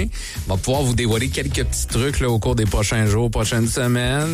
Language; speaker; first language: French; native; French